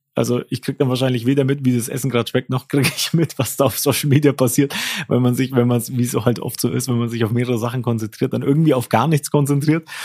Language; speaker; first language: German; native; German